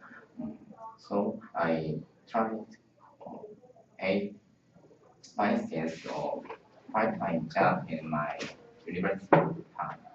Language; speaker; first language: English; non-native, learner; Korean